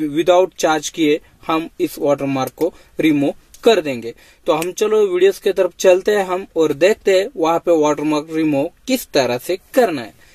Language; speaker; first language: Hindi; non-native, local second language; Marathi